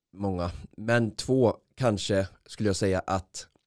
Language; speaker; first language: Swedish; native; Swedish